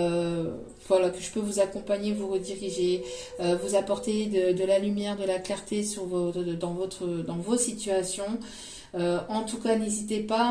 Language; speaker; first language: French; native; French